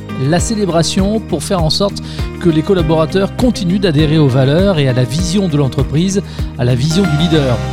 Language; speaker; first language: French; native; French